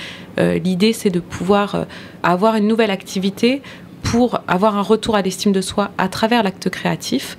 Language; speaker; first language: French; native; French